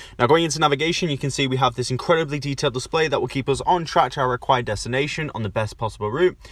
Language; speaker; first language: English; native; English